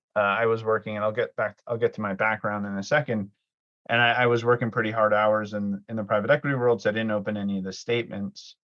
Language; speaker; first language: English; early bilingual, other home language; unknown